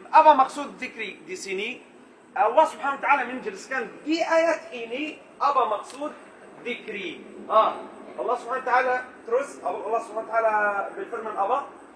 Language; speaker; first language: Indonesian; non-native, learner; Arabic